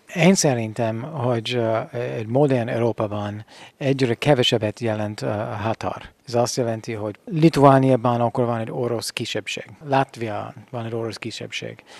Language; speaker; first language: Hungarian; non-native, fluent; English